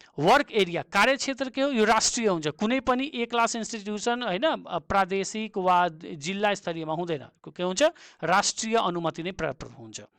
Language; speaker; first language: Nepali; native; Nepali